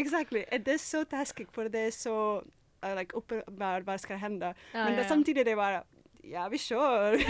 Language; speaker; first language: Swedish; non-native, fluent; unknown